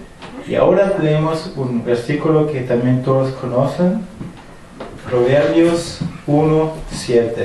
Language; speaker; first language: Spanish; non-native, fluent; German